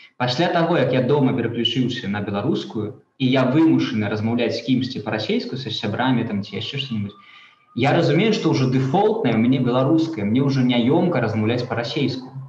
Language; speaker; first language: Belarusian; non-native, local second language; Russian